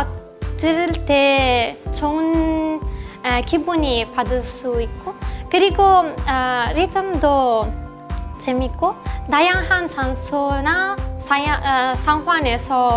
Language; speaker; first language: Korean; non-native, fluent; Italian